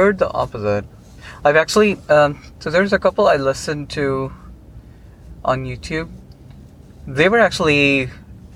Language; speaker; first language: English; non-native, local second language; Urdu